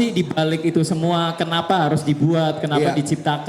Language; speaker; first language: Indonesian; native; Indonesian